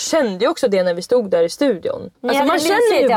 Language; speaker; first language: Swedish; native; Swedish